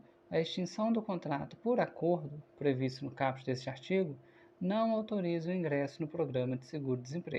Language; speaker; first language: Portuguese; native; Portuguese